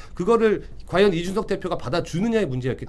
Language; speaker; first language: Korean; native; Korean